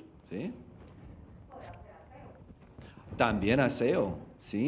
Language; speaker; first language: Spanish; non-native, fluent; English